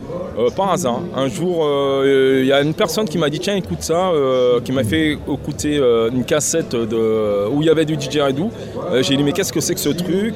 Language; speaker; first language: French; native; French